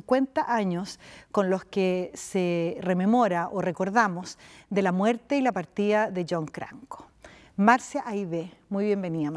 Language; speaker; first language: Spanish; native; Spanish